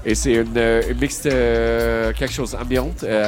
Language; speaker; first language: French; non-native, learner; English